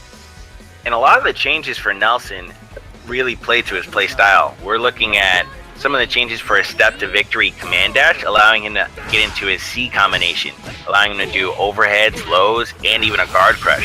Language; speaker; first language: English; native; English